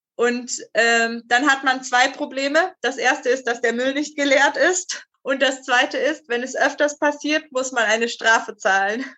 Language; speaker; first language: German; native; German